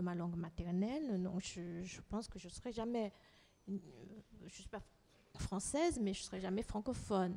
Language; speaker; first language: French; non-native, fluent; Chinese